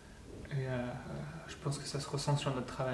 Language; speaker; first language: French; native; French